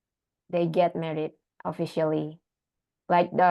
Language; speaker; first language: English; non-native, learner; Indonesian